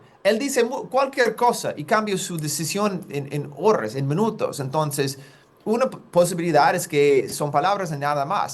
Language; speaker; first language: Spanish; non-native, fluent; English